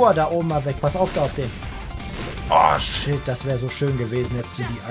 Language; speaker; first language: German; native; German